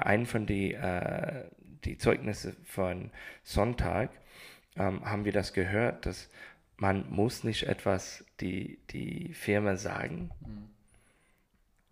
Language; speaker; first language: German; non-native, learner; English